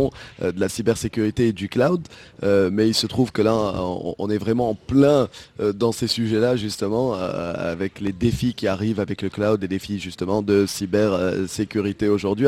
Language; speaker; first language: French; non-native, local second language; Arabic